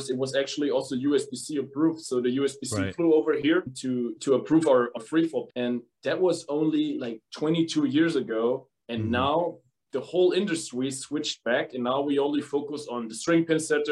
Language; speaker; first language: English; non-native, fluent; German